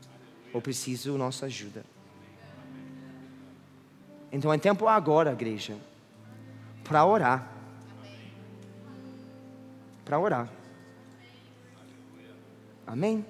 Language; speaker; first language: Portuguese; non-native, fluent; English